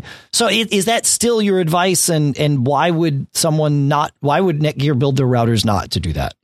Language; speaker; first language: English; native; English